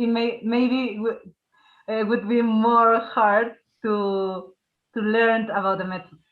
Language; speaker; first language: English; non-native, learner; Spanish